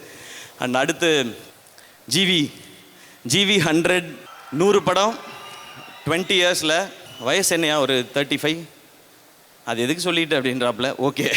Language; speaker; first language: Tamil; native; Tamil